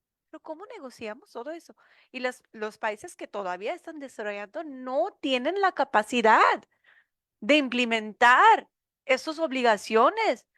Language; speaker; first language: Spanish; non-native, learner; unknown